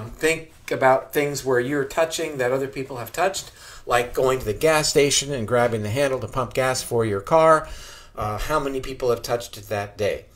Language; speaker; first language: English; native; English